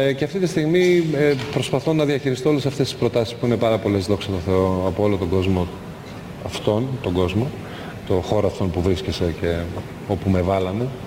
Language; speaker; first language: Greek; native; Greek